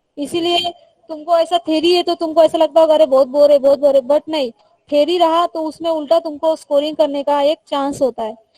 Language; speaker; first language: Hindi; non-native, local second language; Marathi